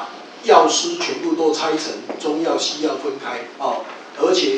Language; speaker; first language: Chinese; native; Chinese